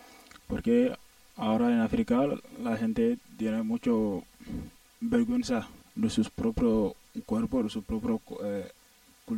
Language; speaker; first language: Spanish; non-native, learner; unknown